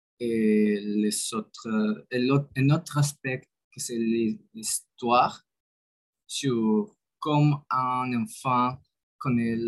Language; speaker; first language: French; non-native, learner; Spanish